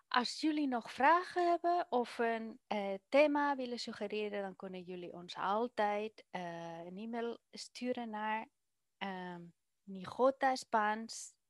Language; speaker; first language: Dutch; non-native, fluent; Spanish